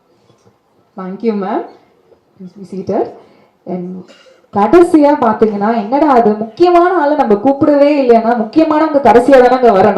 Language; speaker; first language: Tamil; native; Tamil